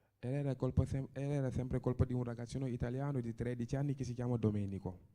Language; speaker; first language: Italian; non-native, fluent; Wolof